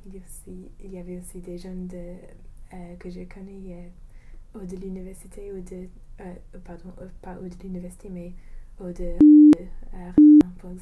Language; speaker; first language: French; non-native, fluent; English